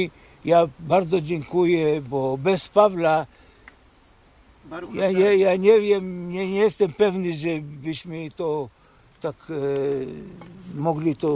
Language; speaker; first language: Polish; early bilingual, heritage; Polish